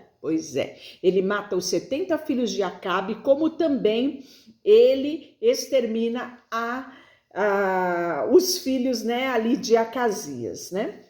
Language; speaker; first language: Portuguese; native; Portuguese